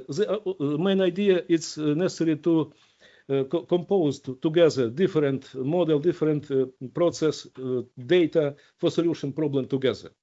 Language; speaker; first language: English; non-native, learner; Ukrainian